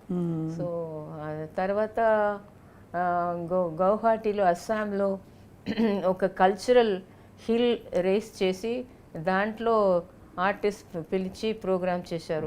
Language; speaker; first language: Telugu; non-native, fluent; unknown